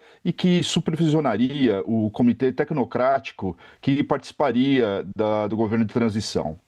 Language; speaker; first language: Portuguese; native; Portuguese